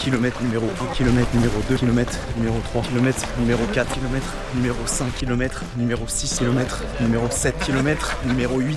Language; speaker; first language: French; native; French